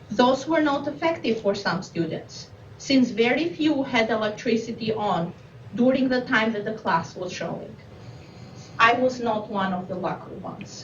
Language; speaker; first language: English; non-native, fluent; Albanian